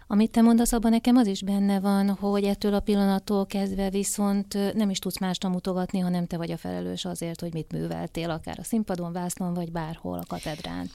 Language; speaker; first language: Hungarian; native; Hungarian